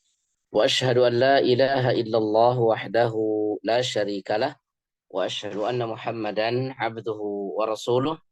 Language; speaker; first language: Arabic; non-native, fluent; Indonesian